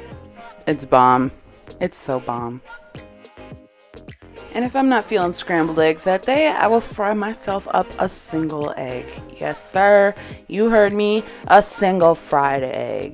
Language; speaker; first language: English; native; English